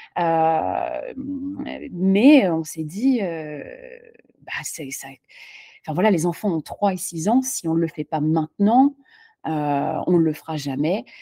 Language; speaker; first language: French; native; French